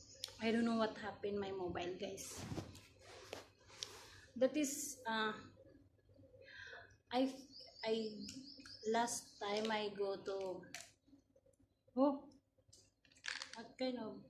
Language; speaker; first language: English; non-native, learner; Filipino